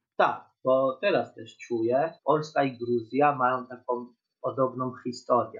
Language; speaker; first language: Polish; non-native, fluent; Georgian